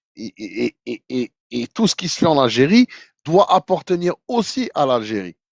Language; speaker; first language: French; non-native, local second language; Arabic